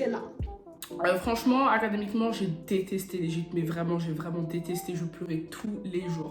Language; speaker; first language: French; native; French